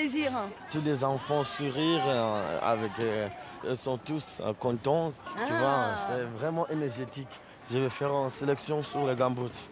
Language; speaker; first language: French; non-native, fluent; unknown